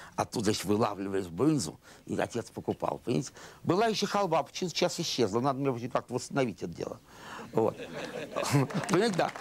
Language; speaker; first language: Russian; native; Russian